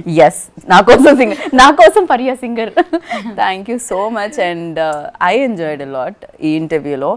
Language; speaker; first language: Telugu; native; Telugu